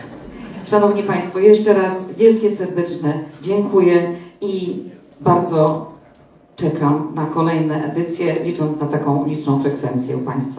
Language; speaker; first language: Polish; native; Polish